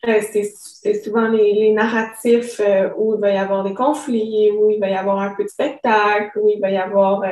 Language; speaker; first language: French; native; French